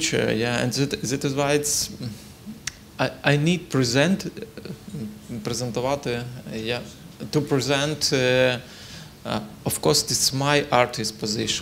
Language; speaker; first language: English; non-native, learner; Ukrainian